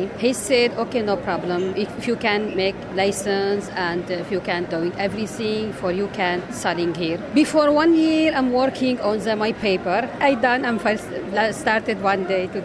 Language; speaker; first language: English; non-native, learner; Arabic